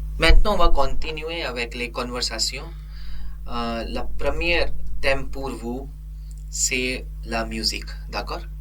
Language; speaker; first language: French; non-native, fluent; Hindi